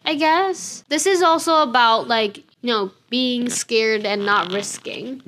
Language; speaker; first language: English; non-native, fluent; Japanese